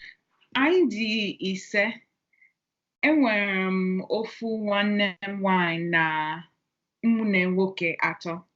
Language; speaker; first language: Igbo; non-native, learner; English